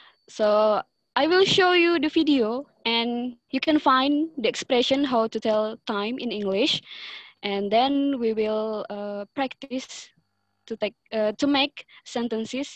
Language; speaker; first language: English; non-native, learner; Indonesian